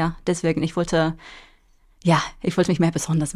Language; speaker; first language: German; non-native, fluent; English